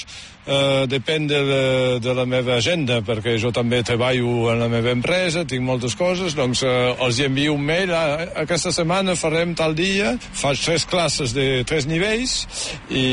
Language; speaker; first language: Catalan; native; Catalan